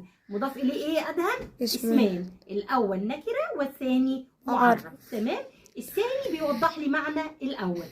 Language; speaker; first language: Arabic; native; Arabic